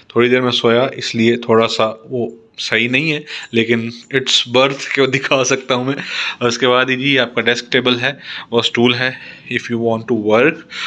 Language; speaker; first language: Urdu; non-native, local second language; Punjabi